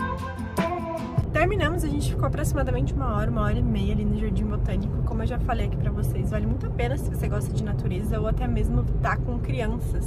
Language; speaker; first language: Portuguese; native; Portuguese